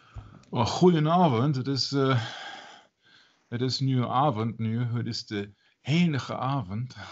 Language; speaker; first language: Dutch; non-native, learner; German